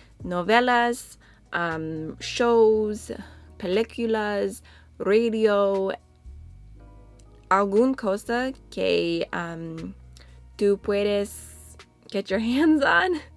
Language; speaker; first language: Spanish; non-native, learner; English